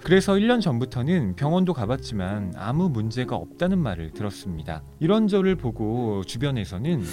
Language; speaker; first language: Korean; native; Korean